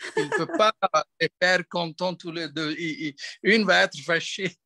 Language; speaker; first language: French; non-native, local second language; Arabic